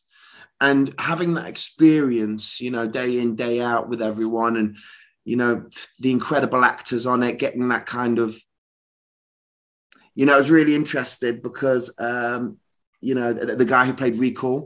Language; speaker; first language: English; native; English